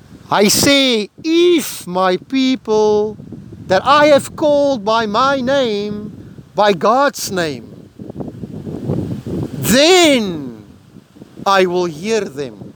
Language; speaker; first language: English; non-native, local second language; Afrikaans